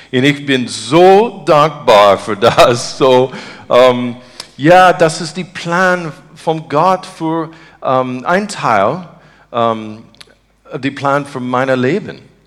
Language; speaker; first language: German; non-native, learner; English